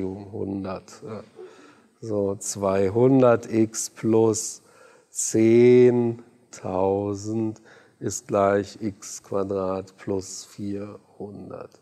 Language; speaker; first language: German; native; German